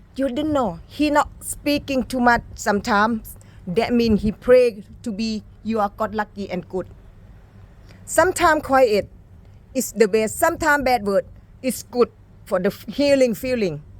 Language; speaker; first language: English; non-native, learner; Thai